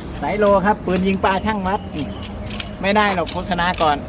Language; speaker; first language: Thai; non-native, local second language; Northeastern Thai